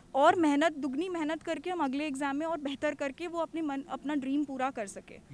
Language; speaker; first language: Hindi; native; Hindi